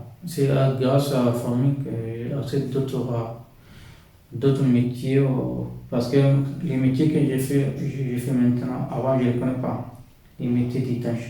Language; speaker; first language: French; non-native, fluent; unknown